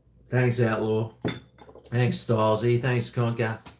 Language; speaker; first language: English; native; English